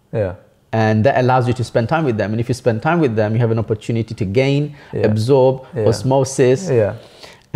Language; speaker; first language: English; early bilingual, other home language; Bangla